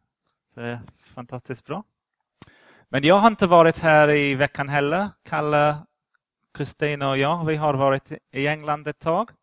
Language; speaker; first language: Swedish; non-native, fluent; English